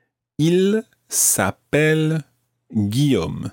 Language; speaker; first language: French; non-native, fluent; English